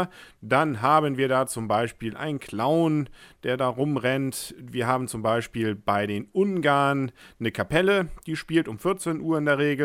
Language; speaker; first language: German; native; German